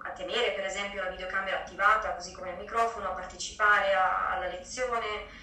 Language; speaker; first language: Italian; native; Italian